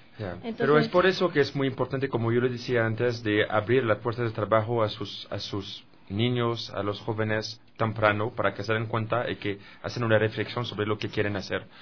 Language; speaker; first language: Spanish; non-native, fluent; French